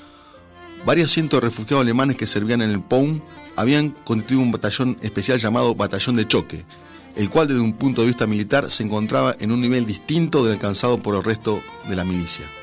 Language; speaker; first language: Spanish; native; Spanish